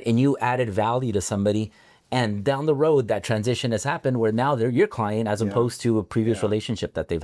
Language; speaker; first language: English; native; English